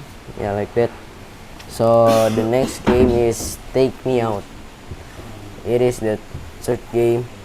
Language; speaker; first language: English; non-native, learner; Indonesian